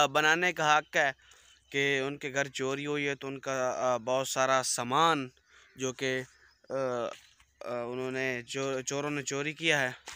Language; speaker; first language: Urdu; non-native, local second language; Punjabi